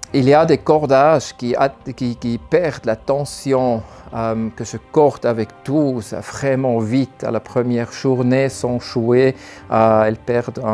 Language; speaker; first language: French; non-native, learner; German